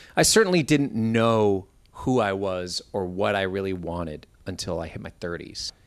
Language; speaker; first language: English; native; English